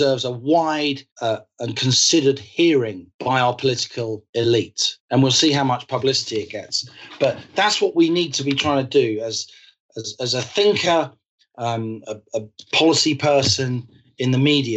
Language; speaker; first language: English; native; English